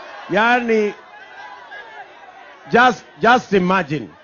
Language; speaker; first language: English; non-native, local second language; Kalenjin